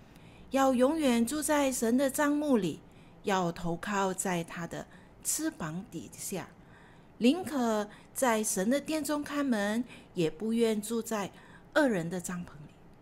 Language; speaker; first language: Chinese; native; Chinese